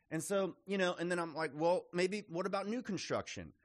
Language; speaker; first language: English; native; English